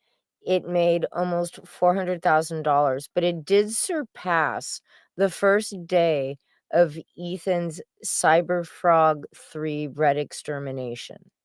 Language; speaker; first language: English; native; English